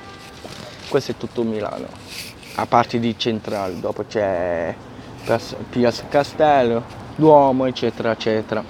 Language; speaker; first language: Italian; non-native, fluent; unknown